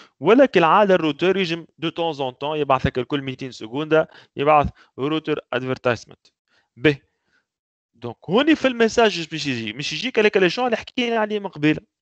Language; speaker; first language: French; non-native, local second language; Arabic